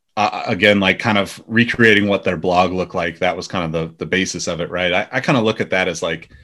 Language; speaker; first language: English; native; English